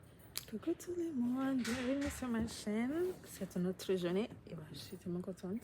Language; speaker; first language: French; non-native, learner; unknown